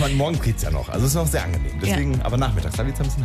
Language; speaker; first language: German; native; German